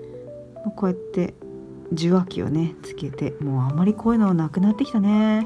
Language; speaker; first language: Japanese; native; Japanese